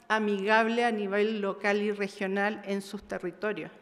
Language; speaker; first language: Spanish; native; Spanish